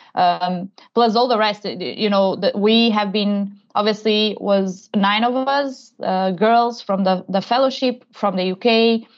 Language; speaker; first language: English; non-native, fluent; Portuguese